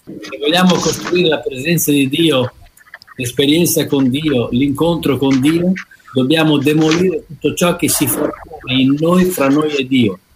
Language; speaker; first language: Italian; native; Italian